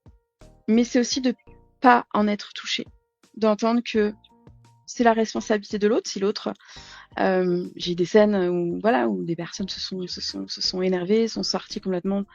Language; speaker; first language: French; native; French